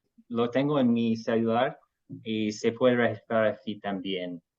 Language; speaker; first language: Spanish; non-native, fluent; English